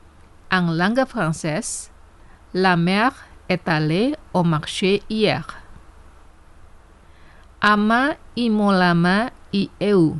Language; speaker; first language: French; non-native, fluent; Indonesian